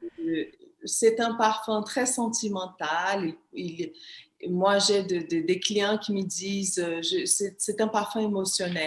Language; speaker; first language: French; non-native, fluent; Portuguese